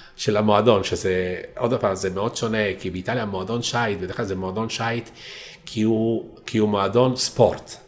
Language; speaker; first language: Hebrew; non-native, fluent; Italian